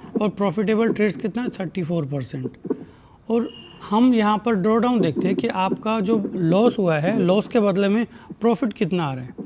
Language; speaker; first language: Hindi; native; Hindi